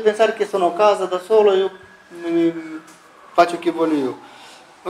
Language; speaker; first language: Italian; non-native, learner; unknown